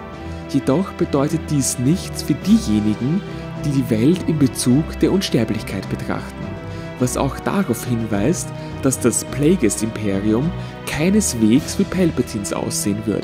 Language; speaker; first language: German; native; German